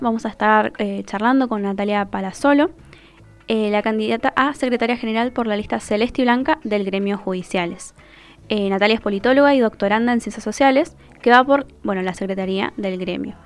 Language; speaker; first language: Spanish; native; Spanish